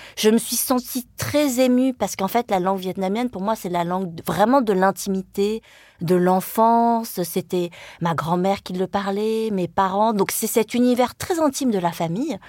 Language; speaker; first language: French; early bilingual, other home language; Vietnamese